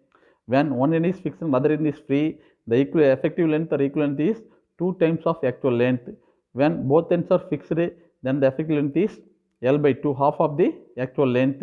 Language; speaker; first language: English; non-native, local second language; Tamil